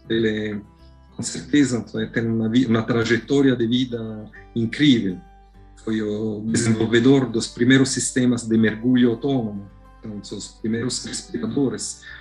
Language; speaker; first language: Portuguese; non-native, fluent; Italian